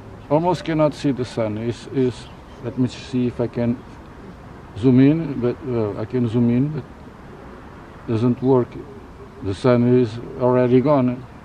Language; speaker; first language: English; non-native, fluent; Portuguese